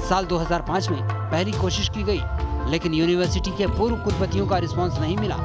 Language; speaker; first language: Hindi; native; Hindi